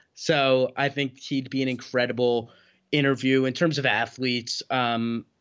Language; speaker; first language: English; native; English